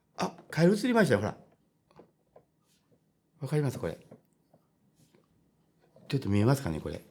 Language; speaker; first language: Japanese; native; Japanese